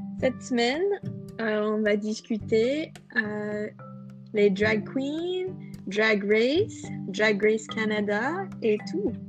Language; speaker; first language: French; non-native, fluent; English